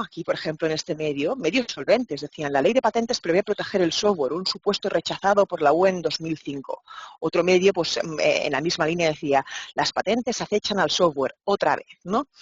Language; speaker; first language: Spanish; native; Spanish